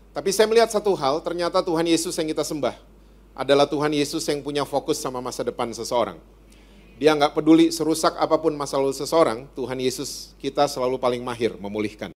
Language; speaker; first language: Indonesian; native; Indonesian